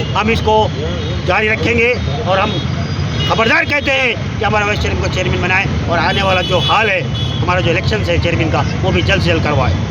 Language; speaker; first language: Hindi; native; Hindi